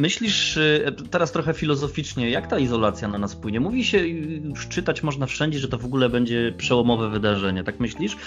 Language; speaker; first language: Polish; native; Polish